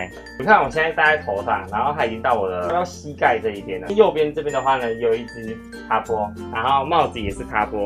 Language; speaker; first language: Chinese; native; Chinese